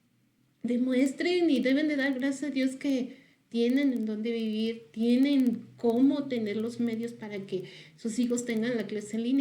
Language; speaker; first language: Spanish; native; Spanish